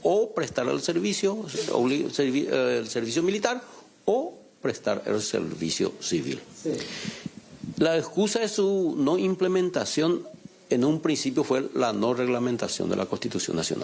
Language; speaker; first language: Spanish; native; Spanish